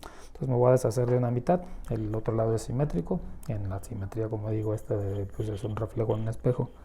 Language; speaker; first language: Spanish; native; Spanish